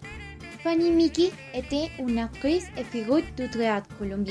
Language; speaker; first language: French; non-native, learner; Spanish